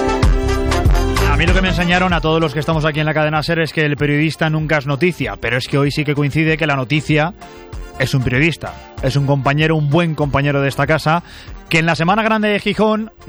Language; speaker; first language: Spanish; native; Spanish